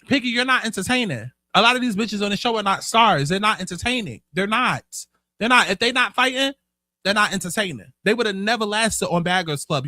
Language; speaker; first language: English; native; English